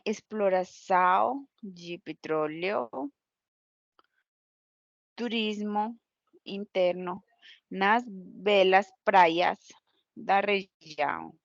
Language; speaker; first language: Portuguese; non-native, learner; Spanish